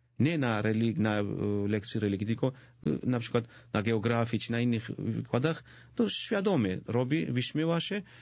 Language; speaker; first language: Polish; non-native, fluent; Georgian